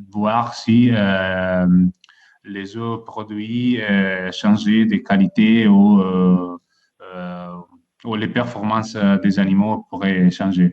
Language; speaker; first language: French; non-native, fluent; Italian